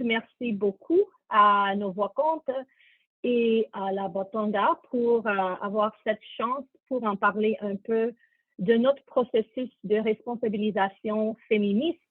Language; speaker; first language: French; non-native, learner; English